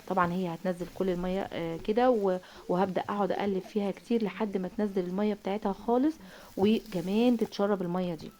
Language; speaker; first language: Arabic; native; Arabic